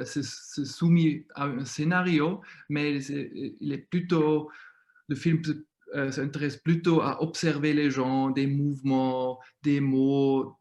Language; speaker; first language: French; non-native, fluent; German